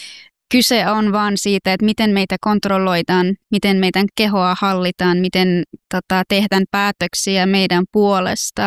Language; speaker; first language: Finnish; non-native, fluent; Persian